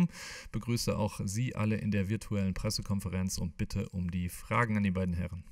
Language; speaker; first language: German; native; German